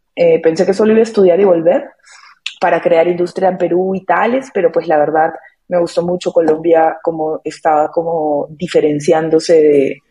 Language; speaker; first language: Spanish; native; Spanish